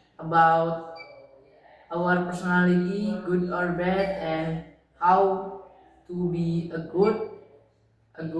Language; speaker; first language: English; non-native, learner; Indonesian